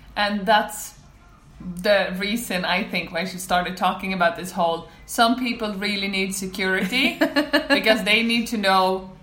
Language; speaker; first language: English; non-native, fluent; Swedish